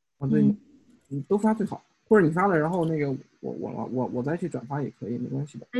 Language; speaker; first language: Chinese; native; Chinese